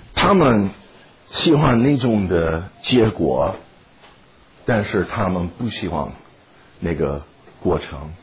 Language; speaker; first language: Chinese; non-native, fluent; English